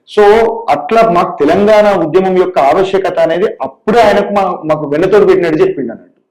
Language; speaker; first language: Telugu; native; Telugu